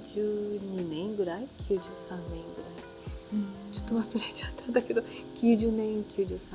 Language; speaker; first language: Japanese; non-native, learner; Portuguese